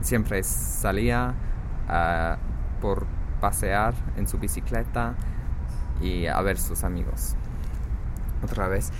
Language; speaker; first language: Spanish; non-native, fluent; English